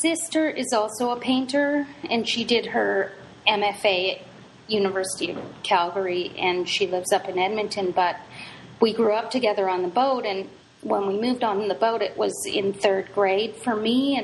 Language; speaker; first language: English; native; English